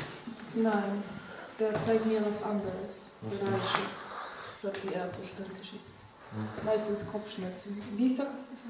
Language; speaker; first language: German; non-native, fluent; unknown